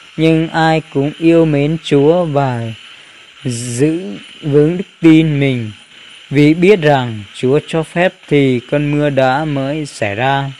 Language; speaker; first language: Vietnamese; non-native, local second language; Hmong